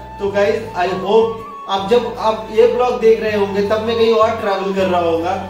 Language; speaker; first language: Hindi; non-native, local second language; Bangla